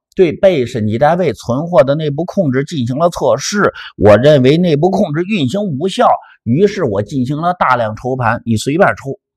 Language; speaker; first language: Chinese; native; Chinese